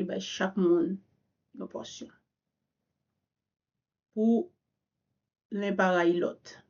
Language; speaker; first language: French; non-native, learner; Haitian Creole